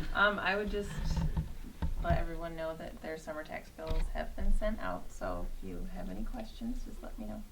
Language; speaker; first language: English; native; English